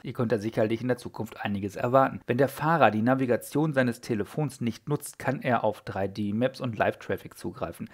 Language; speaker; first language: German; native; German